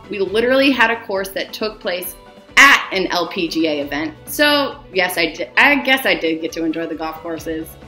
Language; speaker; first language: English; native; English